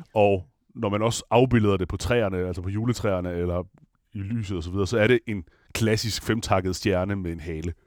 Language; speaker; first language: Danish; non-native, fluent; Italian